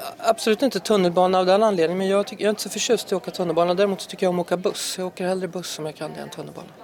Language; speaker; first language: Swedish; native; Swedish